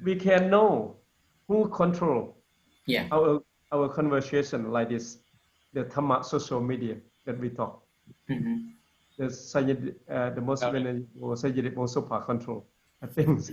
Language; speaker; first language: English; non-native, learner; Lao